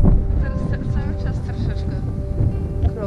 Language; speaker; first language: Polish; non-native, fluent; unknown